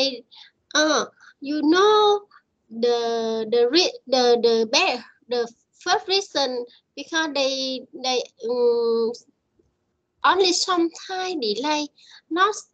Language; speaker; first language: English; non-native, learner; Vietnamese